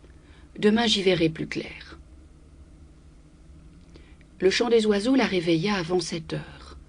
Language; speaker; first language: French; native; French